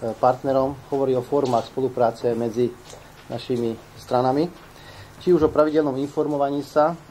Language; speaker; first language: Slovak; non-native, local second language; Hungarian